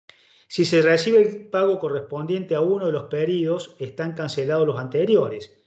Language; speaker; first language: Spanish; native; Spanish